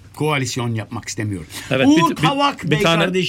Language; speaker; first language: Turkish; native; Turkish